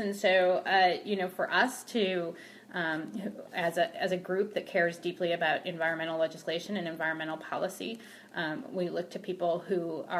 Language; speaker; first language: English; native; English